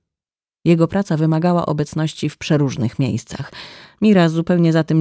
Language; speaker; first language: Polish; native; Polish